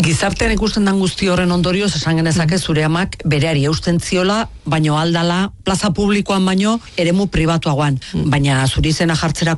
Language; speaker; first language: Basque; native; Basque